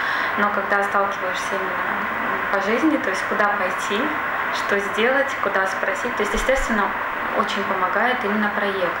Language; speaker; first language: Russian; native; Russian